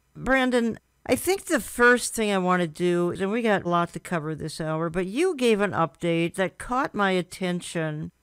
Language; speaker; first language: English; native; English